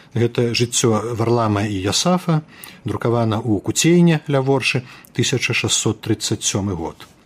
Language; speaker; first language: Belarusian; native; Belarusian